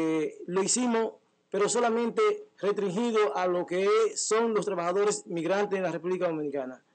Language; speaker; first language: Spanish; native; Spanish